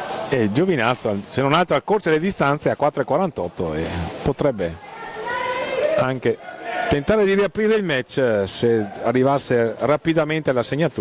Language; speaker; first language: Italian; native; Italian